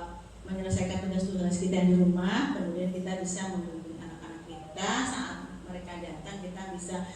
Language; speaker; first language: Indonesian; native; Indonesian